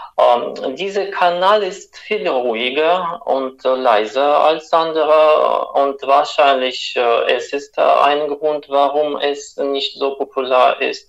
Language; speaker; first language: German; non-native, fluent; Russian